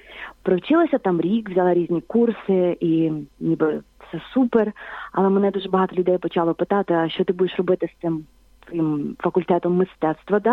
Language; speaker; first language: Ukrainian; native; Ukrainian